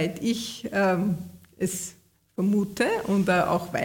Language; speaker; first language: German; native; German